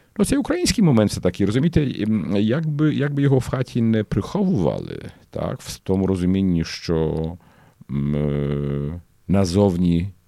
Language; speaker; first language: Ukrainian; early bilingual, heritage; Ukrainian